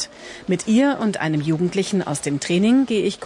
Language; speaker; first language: German; native; German